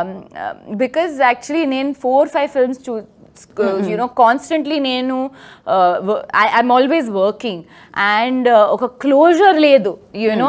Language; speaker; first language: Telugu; non-native, learner; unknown